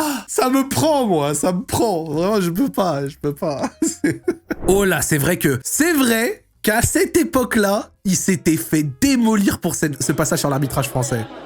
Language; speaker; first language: French; native; French